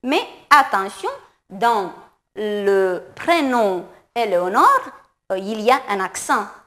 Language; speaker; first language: French; non-native, fluent; Romanian